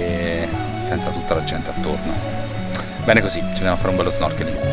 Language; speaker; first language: Italian; native; Italian